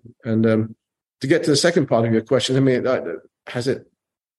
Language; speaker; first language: English; native; English